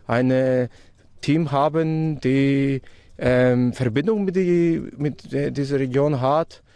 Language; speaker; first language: German; non-native, fluent; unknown